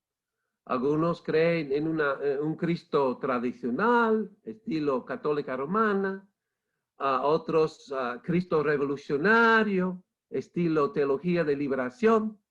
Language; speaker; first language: Spanish; non-native, fluent; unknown